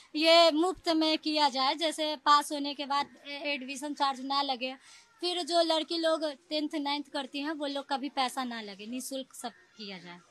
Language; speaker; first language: Hindi; native; Hindi